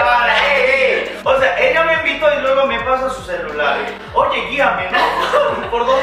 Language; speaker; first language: Spanish; non-native, fluent; Korean